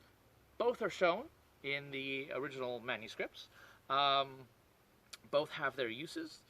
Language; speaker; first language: English; native; English